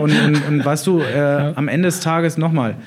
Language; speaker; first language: German; native; German